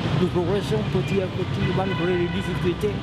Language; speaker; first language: French; non-native, local second language; Vietnamese